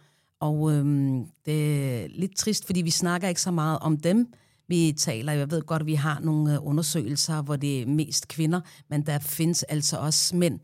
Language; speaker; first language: Danish; non-native, fluent; Arabic